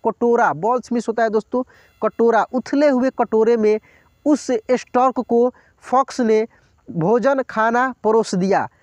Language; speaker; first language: Hindi; native; Hindi